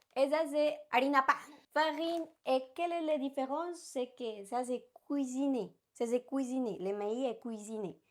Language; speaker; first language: French; non-native, learner; Spanish